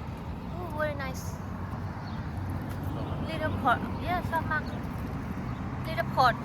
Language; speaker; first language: English; non-native, learner; Thai